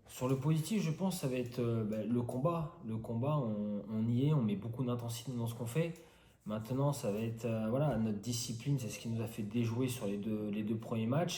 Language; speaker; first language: French; native; French